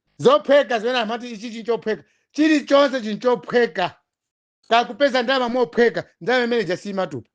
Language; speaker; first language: Nyanja; non-native, local second language; Tumbuka